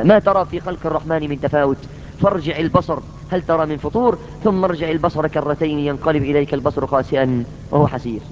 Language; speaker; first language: Arabic; native; Arabic